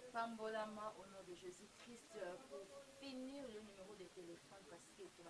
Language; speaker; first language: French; non-native, local second language; Lingala